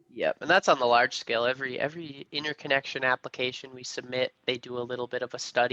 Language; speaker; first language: English; native; English